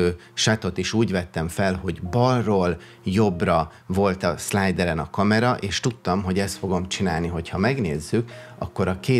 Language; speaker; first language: Hungarian; native; Hungarian